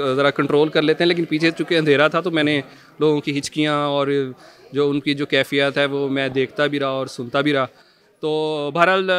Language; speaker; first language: Urdu; non-native, local second language; Punjabi